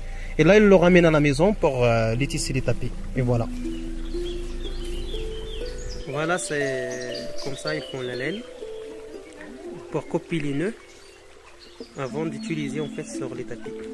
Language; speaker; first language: French; non-native, local second language; Arabic